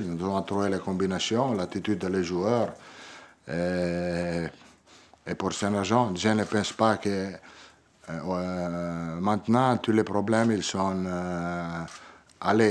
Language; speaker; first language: French; non-native, learner; Italian